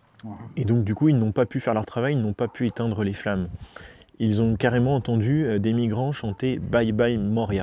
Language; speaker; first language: French; native; French